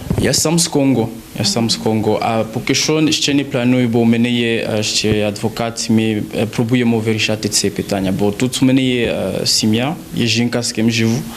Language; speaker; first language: Ukrainian; non-native, learner; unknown